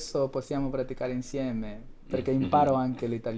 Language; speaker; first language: Italian; non-native, learner; Portuguese